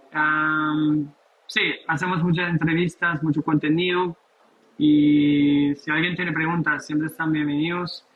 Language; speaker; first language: Spanish; non-native, fluent; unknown